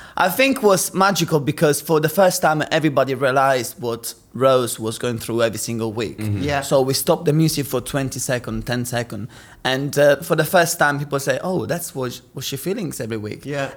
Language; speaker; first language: English; non-native, fluent; Italian